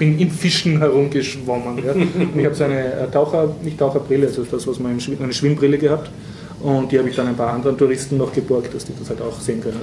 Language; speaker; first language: German; native; German